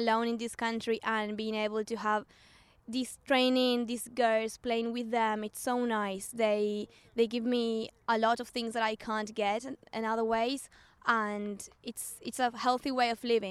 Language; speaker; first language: English; non-native, fluent; Spanish